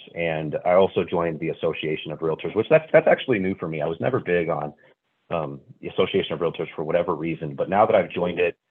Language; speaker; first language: English; native; English